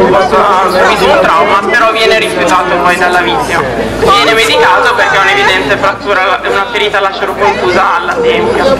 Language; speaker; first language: Italian; native; Italian